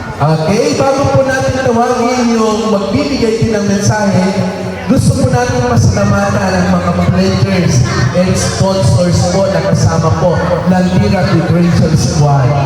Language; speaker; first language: Filipino; non-native, local second language; Iloko